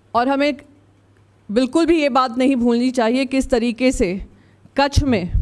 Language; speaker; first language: Hindi; native; Hindi